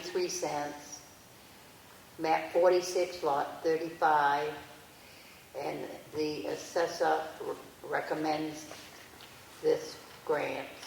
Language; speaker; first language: English; native; English